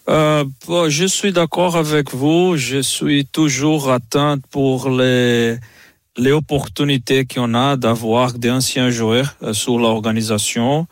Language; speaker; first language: French; non-native, fluent; Portuguese